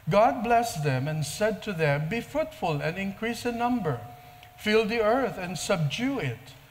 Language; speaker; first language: English; non-native, local second language; Filipino